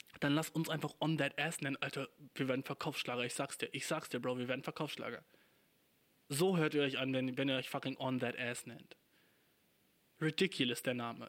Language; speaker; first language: German; native; German